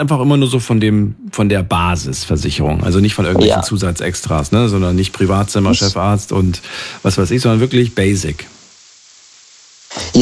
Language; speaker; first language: German; native; German